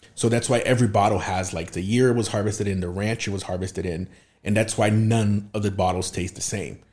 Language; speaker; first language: English; non-native, fluent; Portuguese